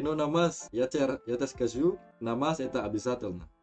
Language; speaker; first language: Russian; non-native, fluent; Indonesian